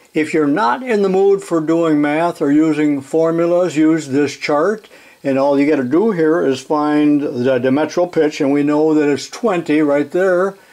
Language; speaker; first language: English; native; English